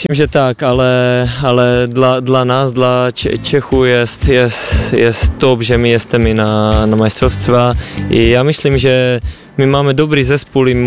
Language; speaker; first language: Polish; non-native, learner; Czech